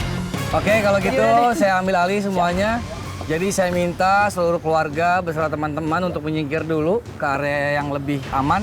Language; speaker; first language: Indonesian; native; Indonesian